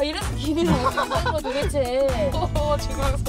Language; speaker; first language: Korean; native; Korean